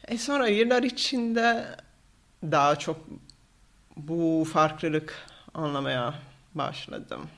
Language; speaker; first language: Turkish; non-native, fluent; Italian